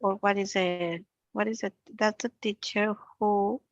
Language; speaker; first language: English; non-native, learner; Spanish